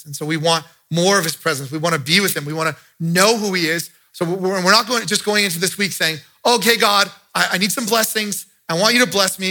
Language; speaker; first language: English; native; English